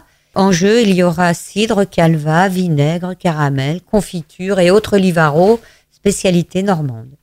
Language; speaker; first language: French; native; French